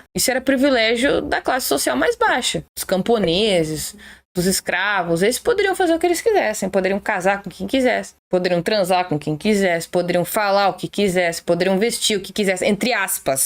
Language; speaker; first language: Portuguese; native; Portuguese